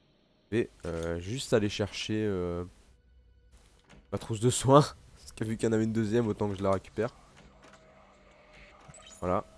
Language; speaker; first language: French; native; French